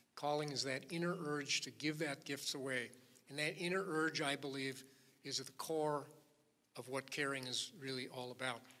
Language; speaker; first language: English; native; English